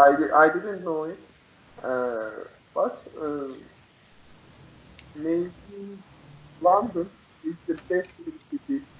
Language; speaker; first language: English; non-native, learner; Persian